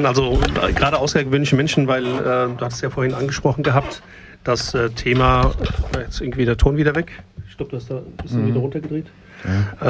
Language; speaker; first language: German; native; German